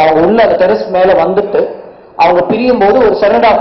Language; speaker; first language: Tamil; native; Tamil